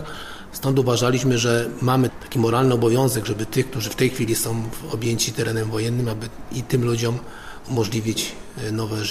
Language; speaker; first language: Polish; native; Polish